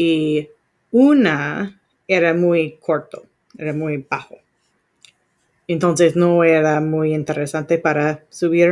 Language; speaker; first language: Spanish; non-native, learner; English